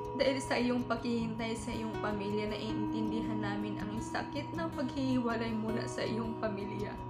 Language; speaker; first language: Filipino; native; Filipino